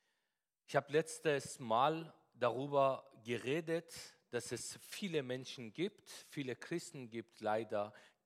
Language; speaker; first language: German; non-native, fluent; Persian